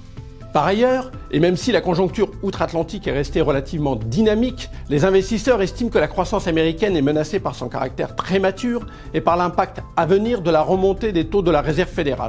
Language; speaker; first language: French; native; French